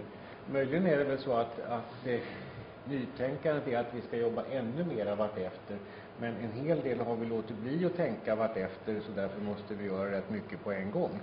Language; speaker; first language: Swedish; native; Swedish